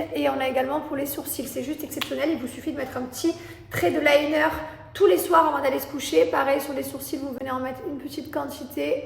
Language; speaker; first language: French; native; French